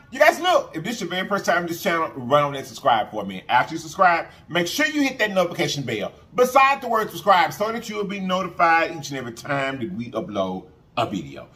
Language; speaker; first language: English; native; English